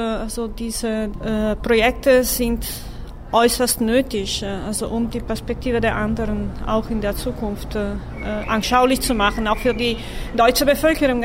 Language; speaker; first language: German; non-native, fluent; Italian